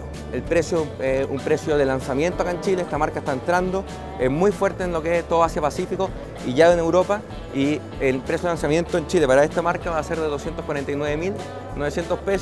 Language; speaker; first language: Spanish; native; Spanish